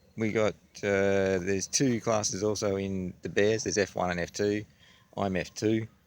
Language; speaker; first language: English; native; English